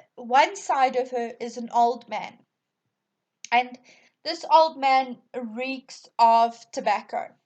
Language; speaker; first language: English; non-native, local second language; Afrikaans